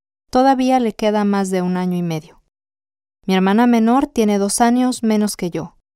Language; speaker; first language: Spanish; non-native, learner; Korean